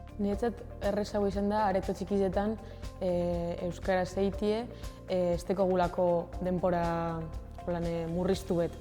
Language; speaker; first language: Basque; native; Basque